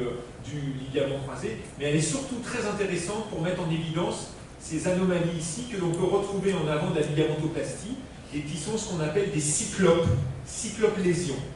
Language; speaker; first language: French; native; French